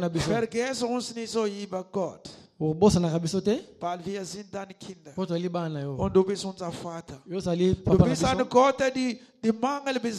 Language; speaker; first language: German; non-native, learner; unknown